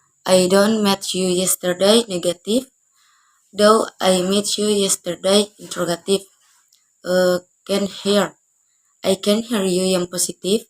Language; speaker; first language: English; non-native, learner; Indonesian